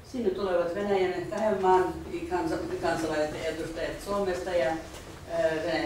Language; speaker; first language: Finnish; non-native, fluent; Russian